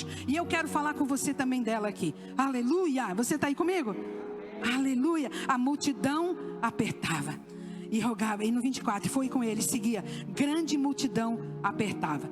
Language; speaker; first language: Portuguese; native; Portuguese